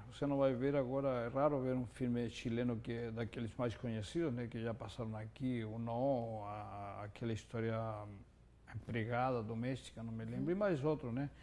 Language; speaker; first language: Portuguese; non-native, fluent; Spanish